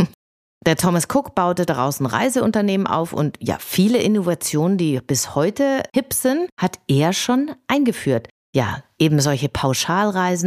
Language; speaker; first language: German; native; German